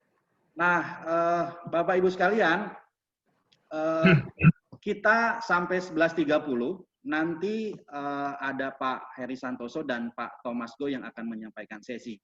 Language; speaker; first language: Indonesian; native; Indonesian